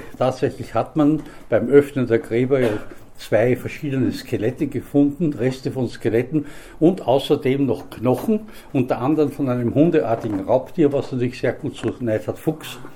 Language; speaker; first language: German; native; German